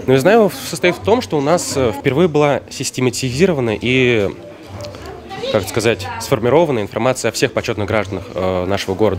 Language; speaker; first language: Russian; native; Russian